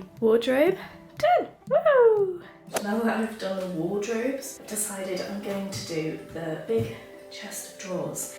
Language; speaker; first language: English; native; English